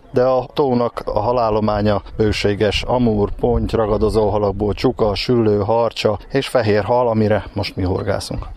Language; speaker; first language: Hungarian; native; Hungarian